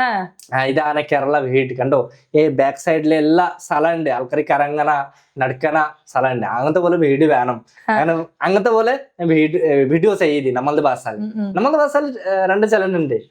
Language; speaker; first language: Malayalam; non-native, local second language; Bangla